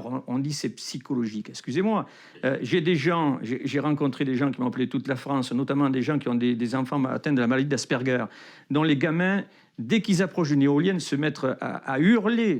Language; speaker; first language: French; native; French